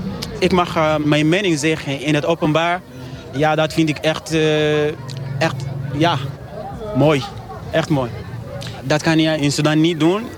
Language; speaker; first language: Dutch; non-native, fluent; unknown